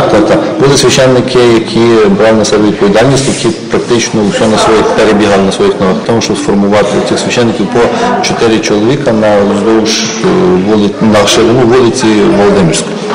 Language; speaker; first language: Ukrainian; native; Ukrainian